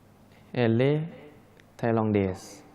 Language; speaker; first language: French; non-native, learner; Thai